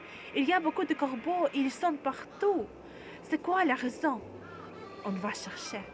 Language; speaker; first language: French; non-native, learner; Russian